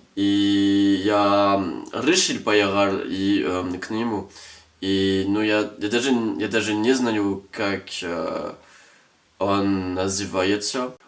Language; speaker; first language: Russian; non-native, learner; French